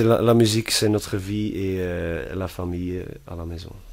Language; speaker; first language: French; non-native, fluent; Dutch